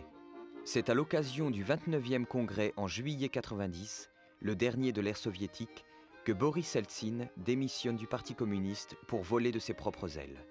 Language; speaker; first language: French; native; French